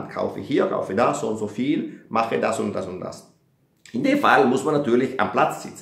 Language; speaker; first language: German; non-native, fluent; Italian